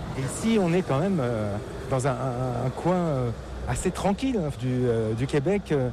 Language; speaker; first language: French; native; French